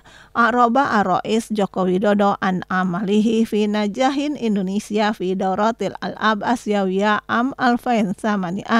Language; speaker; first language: Arabic; non-native, fluent; Indonesian